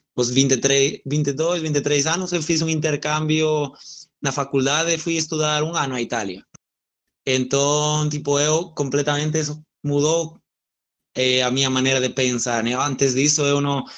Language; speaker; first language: Portuguese; non-native, learner; Spanish